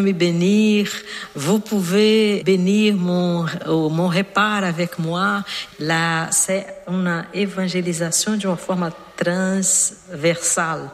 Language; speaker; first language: French; non-native, fluent; Portuguese